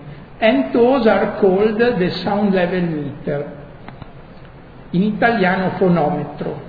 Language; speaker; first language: English; non-native, fluent; Italian